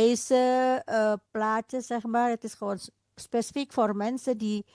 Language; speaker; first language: Dutch; non-native, fluent; Indonesian